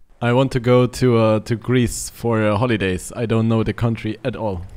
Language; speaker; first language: English; non-native, learner; German